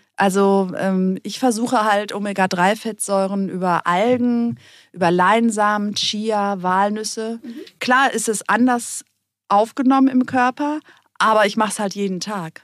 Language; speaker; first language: German; early bilingual, other home language; Greek